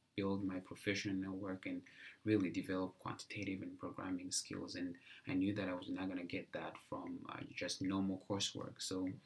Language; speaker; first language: English; non-native, local second language; Kinyarwanda